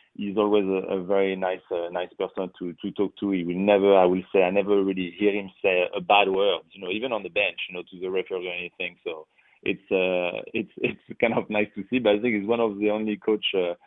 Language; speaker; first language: English; non-native, fluent; French